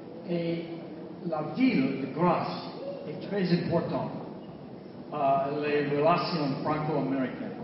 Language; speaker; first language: French; non-native, fluent; English